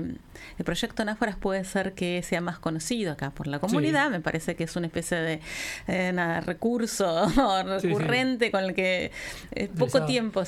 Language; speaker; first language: Spanish; native; Spanish